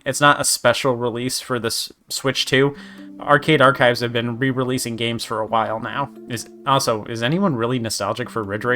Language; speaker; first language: English; native; English